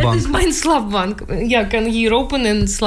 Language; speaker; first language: Dutch; non-native, learner; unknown